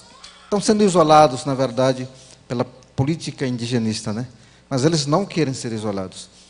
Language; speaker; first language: Portuguese; non-native, local second language; Ticuna